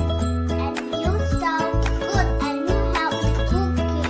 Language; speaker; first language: English; non-native, learner; Indonesian